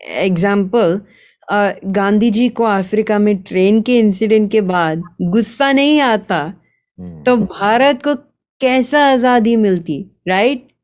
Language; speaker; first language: Hindi; early bilingual, heritage; Gujarati